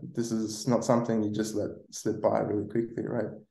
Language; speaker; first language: English; native; English